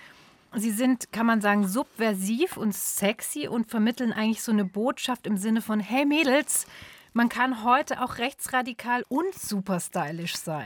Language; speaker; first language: German; native; German